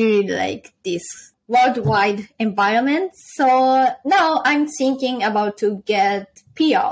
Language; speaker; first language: English; non-native, learner; Japanese